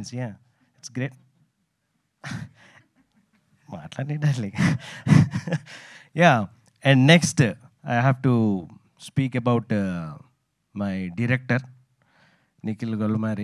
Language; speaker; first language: Telugu; native; Telugu